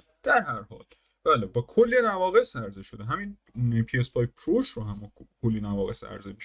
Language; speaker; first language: Persian; native; Persian